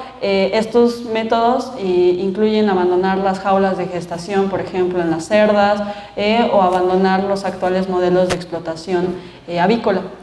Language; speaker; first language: Spanish; native; Spanish